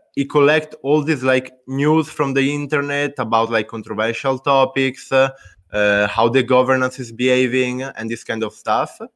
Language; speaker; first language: English; non-native, fluent; Italian